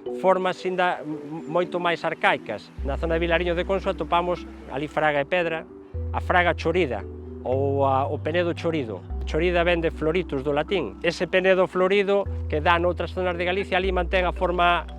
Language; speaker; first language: Galician; native; Galician